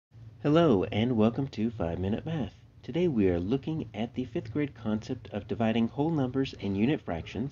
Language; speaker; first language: English; native; English